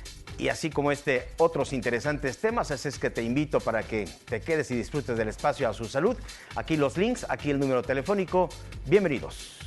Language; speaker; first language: Spanish; native; Spanish